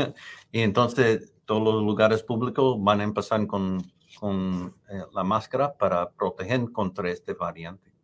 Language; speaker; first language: Spanish; non-native, fluent; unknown